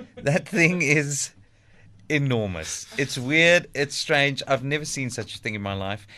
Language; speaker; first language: English; non-native, local second language; Afrikaans